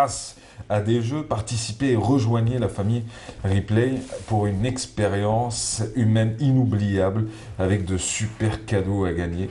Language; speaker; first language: French; non-native, local second language; Arabic